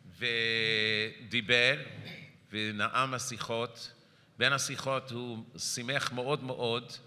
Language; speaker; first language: Hebrew; early bilingual, heritage; Yiddish